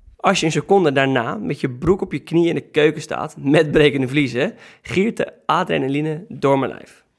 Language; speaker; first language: Dutch; native; Dutch